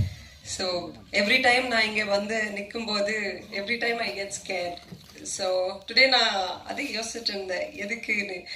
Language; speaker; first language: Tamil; non-native, fluent; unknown